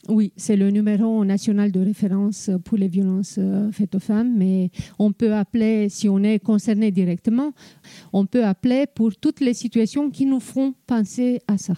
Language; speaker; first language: French; non-native, fluent; Romanian